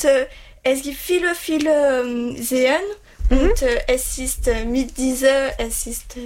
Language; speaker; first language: German; non-native, learner; French